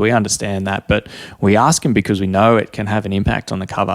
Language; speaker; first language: English; native; English